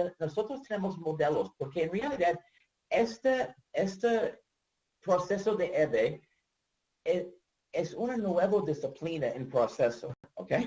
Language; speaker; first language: Spanish; non-native, learner; English